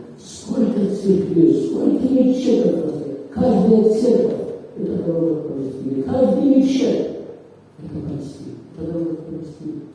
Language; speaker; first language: Russian; non-native, fluent; Arabic